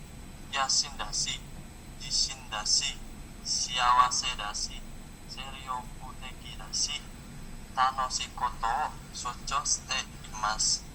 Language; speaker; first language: Japanese; non-native, learner; Indonesian